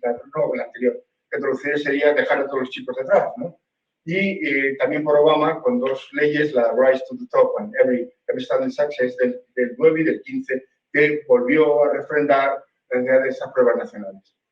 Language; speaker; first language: Spanish; native; Spanish